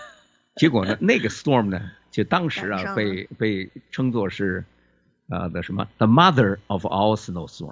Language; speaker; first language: Chinese; native; Chinese